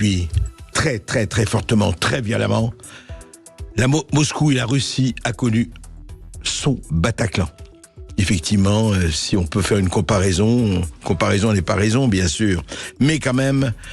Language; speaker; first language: French; native; French